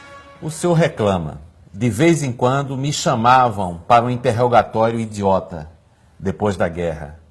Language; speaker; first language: Portuguese; native; Portuguese